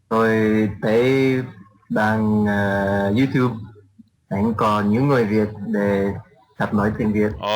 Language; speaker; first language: Vietnamese; non-native, learner; English